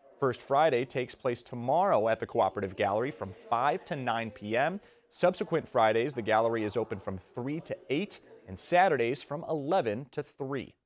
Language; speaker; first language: English; native; English